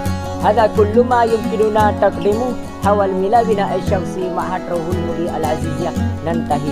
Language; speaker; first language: Arabic; non-native, learner; Indonesian